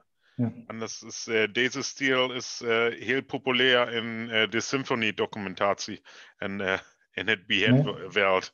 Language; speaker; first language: Dutch; non-native, learner; German